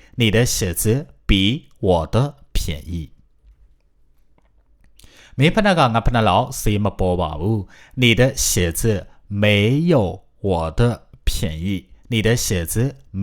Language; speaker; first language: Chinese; non-native, fluent; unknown